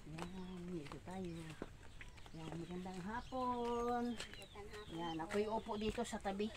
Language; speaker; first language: Filipino; non-native, local second language; Cebuano